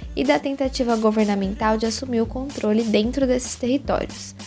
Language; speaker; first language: Portuguese; native; Portuguese